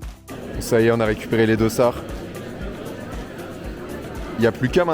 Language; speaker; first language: French; native; French